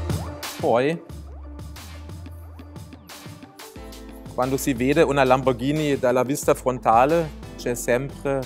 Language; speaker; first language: Italian; non-native, fluent; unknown